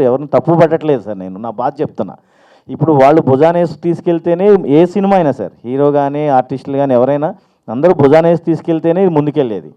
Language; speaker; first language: Telugu; native; Telugu